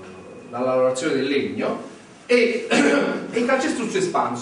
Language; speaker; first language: Italian; native; Italian